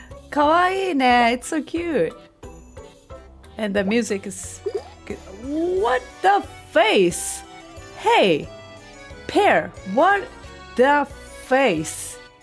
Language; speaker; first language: English; non-native, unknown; Japanese